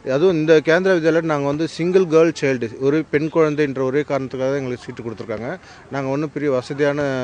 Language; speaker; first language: Tamil; native; Tamil